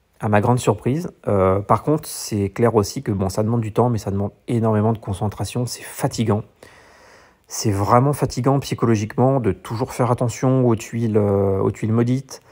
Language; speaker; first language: French; native; French